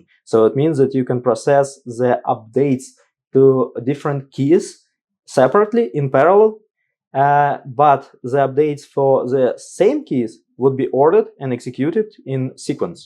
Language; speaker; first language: English; non-native, fluent; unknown